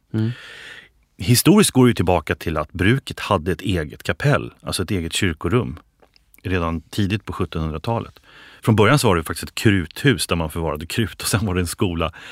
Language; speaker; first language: Swedish; native; Swedish